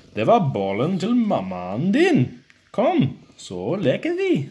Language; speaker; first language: Norwegian; non-native, learner; English